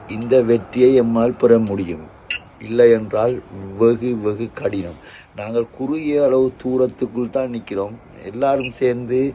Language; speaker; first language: Tamil; native; Tamil